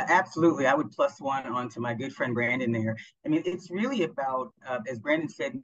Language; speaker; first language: English; native; English